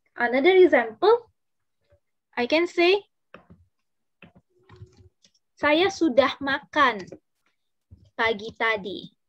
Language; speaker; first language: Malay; non-native, fluent; Indonesian